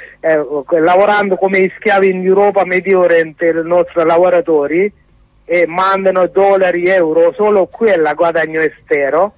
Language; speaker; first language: Italian; non-native, learner; Sinhala